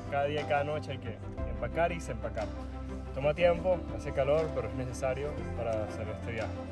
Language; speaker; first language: Spanish; native; Spanish